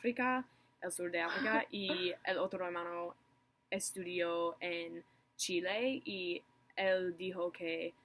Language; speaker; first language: Spanish; non-native, learner; English